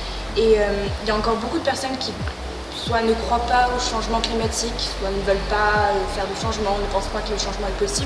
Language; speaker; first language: French; native; French